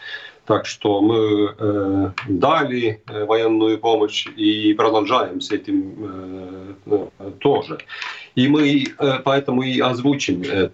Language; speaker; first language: Russian; non-native, fluent; Estonian